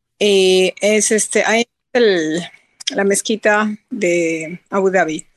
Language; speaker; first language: Spanish; native; Spanish